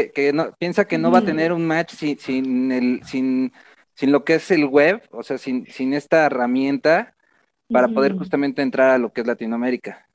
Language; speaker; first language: Spanish; native; Spanish